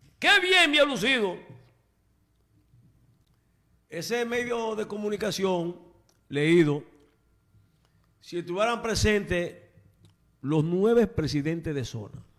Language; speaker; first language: Spanish; native; Spanish